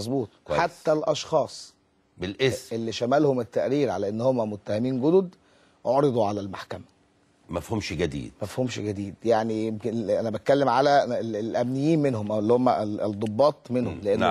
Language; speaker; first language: Arabic; native; Arabic